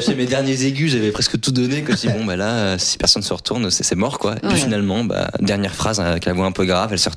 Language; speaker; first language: French; native; French